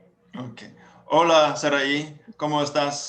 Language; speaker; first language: Spanish; non-native, learner; English